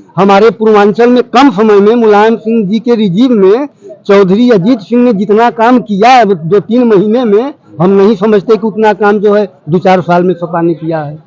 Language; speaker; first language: Hindi; native; Hindi